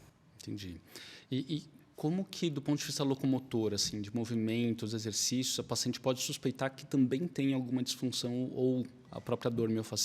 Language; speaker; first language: Portuguese; native; Portuguese